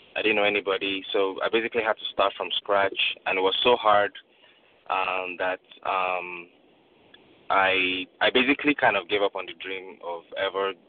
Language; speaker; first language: English; non-native, local second language; Yoruba